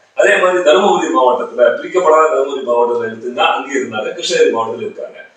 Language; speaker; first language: Tamil; native; Tamil